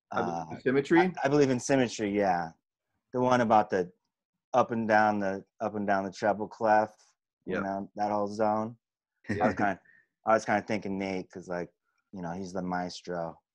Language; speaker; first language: English; native; English